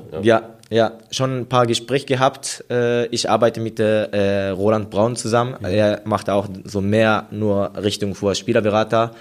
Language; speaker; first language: German; non-native, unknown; Japanese